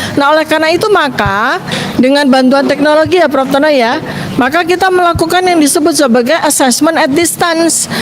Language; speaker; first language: Indonesian; native; Indonesian